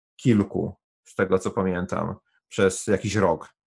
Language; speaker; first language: Polish; native; Polish